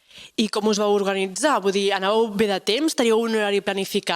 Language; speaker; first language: Catalan; native; Catalan